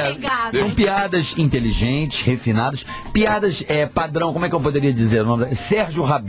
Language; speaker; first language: Portuguese; native; Portuguese